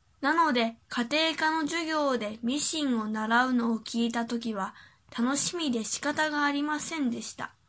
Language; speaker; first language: Japanese; early bilingual, other home language; Chinese